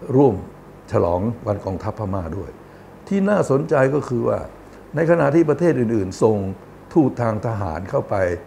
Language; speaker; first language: Thai; native; Thai